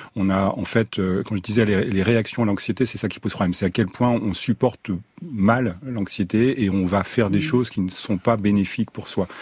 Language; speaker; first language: French; native; French